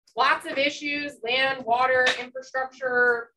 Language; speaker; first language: English; native; English